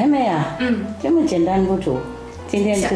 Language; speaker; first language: Chinese; non-native, fluent; Vietnamese